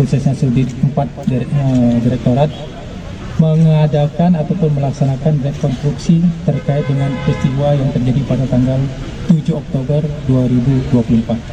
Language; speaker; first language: Indonesian; native; Indonesian